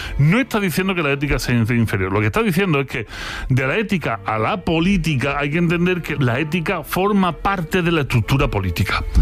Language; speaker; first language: Spanish; native; Spanish